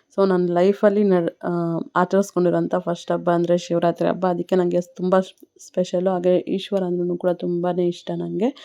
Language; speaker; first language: Kannada; non-native, local second language; Tamil